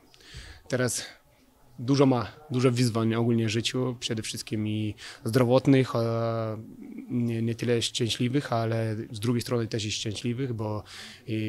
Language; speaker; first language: Polish; non-native, fluent; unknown